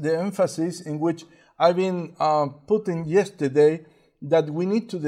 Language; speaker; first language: English; non-native, fluent; Spanish